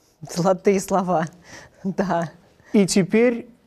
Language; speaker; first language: Russian; native; Russian